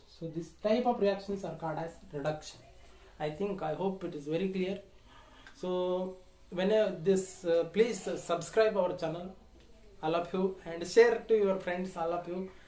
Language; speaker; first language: English; non-native, local second language; Kannada